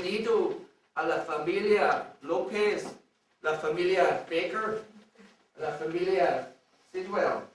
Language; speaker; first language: Spanish; non-native, learner; English